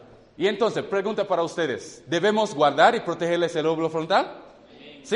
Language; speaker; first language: Spanish; non-native, fluent; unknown